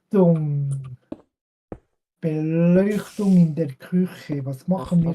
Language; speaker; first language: German; non-native, fluent; French